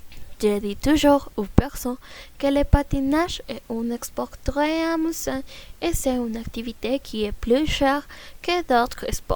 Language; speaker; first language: French; non-native, learner; Spanish